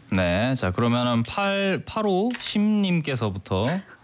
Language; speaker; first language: Korean; native; Korean